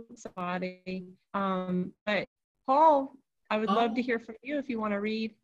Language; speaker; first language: English; native; English